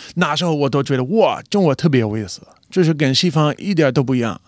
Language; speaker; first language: Chinese; non-native, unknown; English